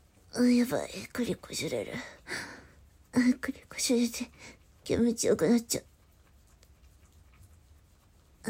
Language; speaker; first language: Japanese; native; Japanese